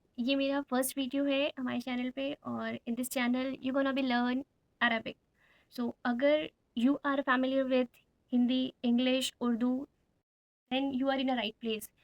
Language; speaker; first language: Hindi; native; Hindi